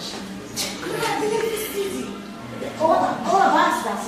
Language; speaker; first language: Italian; non-native, learner; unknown